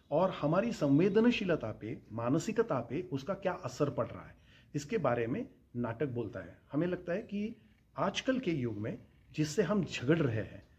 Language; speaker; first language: Hindi; non-native, local second language; Marathi